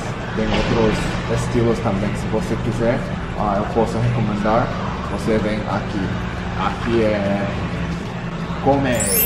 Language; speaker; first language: Portuguese; non-native, learner; English